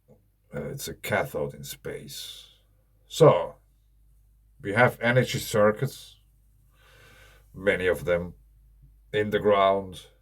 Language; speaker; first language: English; non-native, fluent; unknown